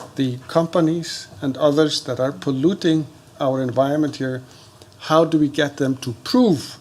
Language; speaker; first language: English; non-native, fluent; Icelandic